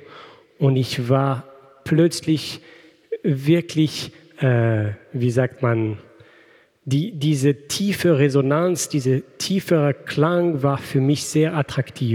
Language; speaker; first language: German; non-native, fluent; French